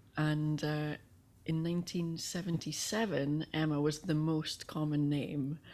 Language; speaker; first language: English; native; English